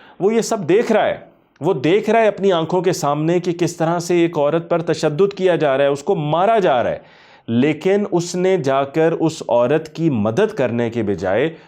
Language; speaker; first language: Urdu; native; Urdu